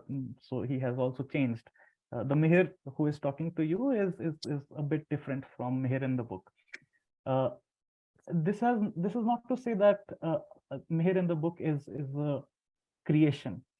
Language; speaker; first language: English; non-native, local second language; Hindi